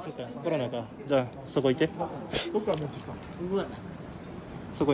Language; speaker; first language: Japanese; native; Japanese